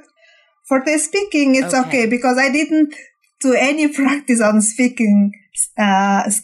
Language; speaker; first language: English; non-native, fluent; Mongolian